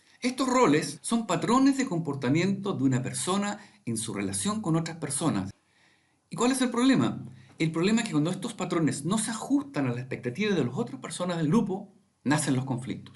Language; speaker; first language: Spanish; native; Spanish